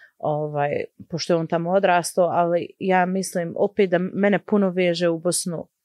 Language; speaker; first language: Croatian; early bilingual, heritage; Bosnian